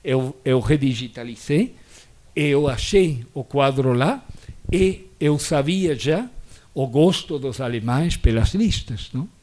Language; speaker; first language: Portuguese; non-native, fluent; Spanish